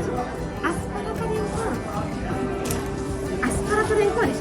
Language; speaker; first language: Japanese; native; Japanese